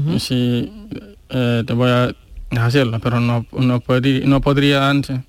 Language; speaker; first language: Spanish; non-native, learner; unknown